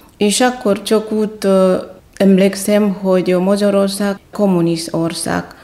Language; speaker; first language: Hungarian; non-native, fluent; Indonesian